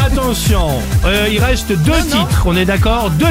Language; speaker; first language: French; native; French